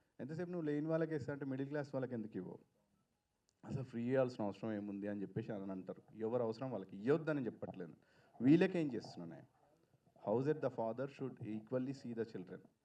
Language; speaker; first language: Telugu; native; Telugu